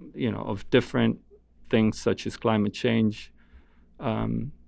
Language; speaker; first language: English; non-native, fluent; Italian